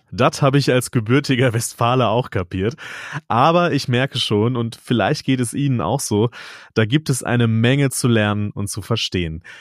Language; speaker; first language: German; native; German